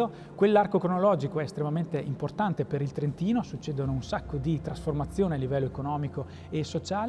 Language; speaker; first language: Italian; native; Italian